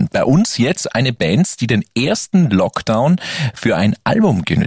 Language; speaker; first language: German; native; German